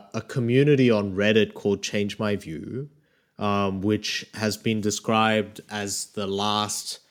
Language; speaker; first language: English; early bilingual, other home language; Korean